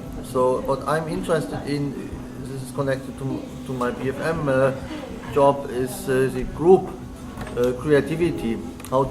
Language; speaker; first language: English; non-native, fluent; Estonian